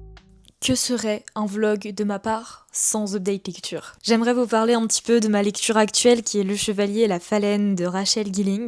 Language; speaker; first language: French; native; French